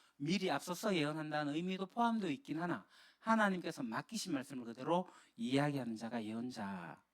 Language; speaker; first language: Korean; native; Korean